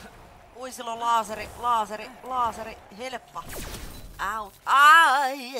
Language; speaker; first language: Finnish; native; Finnish